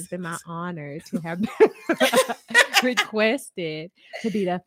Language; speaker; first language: English; native; English